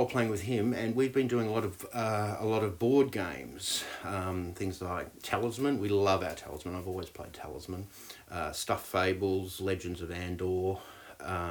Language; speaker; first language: English; native; English